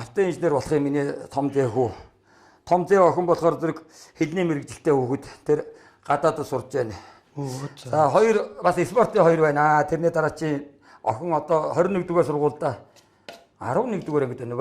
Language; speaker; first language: Mongolian; native; Mongolian